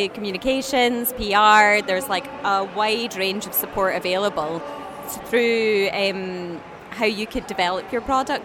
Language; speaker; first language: English; native; English